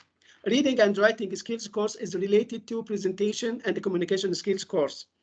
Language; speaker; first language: English; non-native, fluent; Arabic